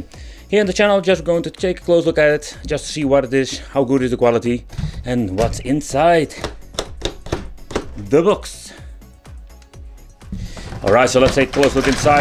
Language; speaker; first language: English; non-native, fluent; Dutch